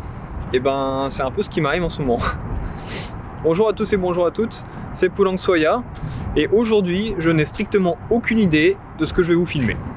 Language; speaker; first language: French; native; French